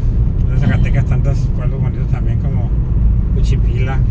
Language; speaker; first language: Spanish; native; Spanish